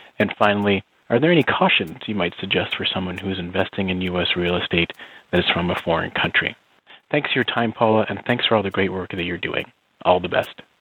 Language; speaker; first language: English; native; English